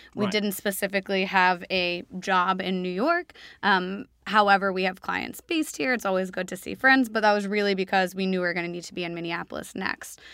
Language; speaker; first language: English; native; English